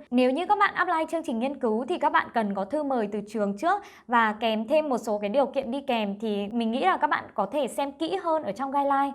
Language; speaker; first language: Vietnamese; native; Vietnamese